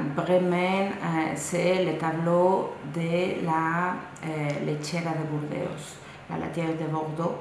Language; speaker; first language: French; non-native, fluent; Spanish